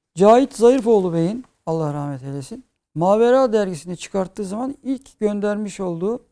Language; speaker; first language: Turkish; native; Turkish